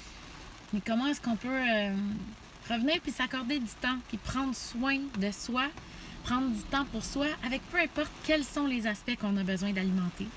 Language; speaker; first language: French; native; French